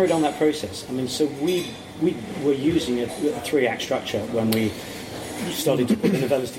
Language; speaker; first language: English; native; English